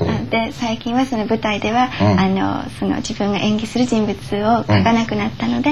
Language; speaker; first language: Japanese; native; Japanese